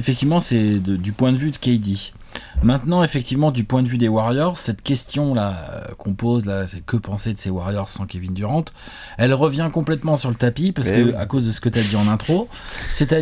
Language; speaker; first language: French; native; French